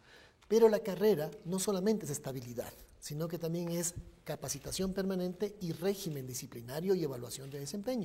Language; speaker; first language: Spanish; native; Spanish